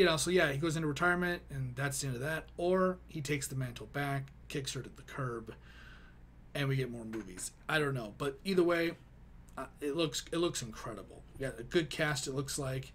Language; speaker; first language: English; native; English